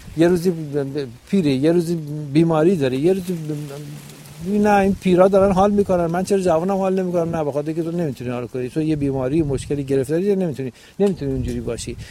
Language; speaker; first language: Persian; native; Persian